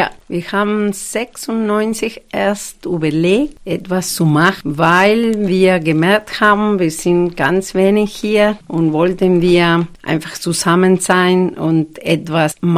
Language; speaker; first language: German; non-native, fluent; Spanish